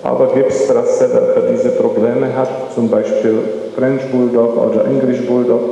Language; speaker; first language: German; non-native, learner; Czech